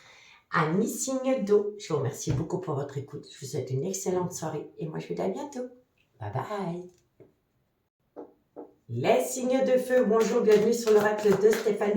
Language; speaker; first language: French; native; French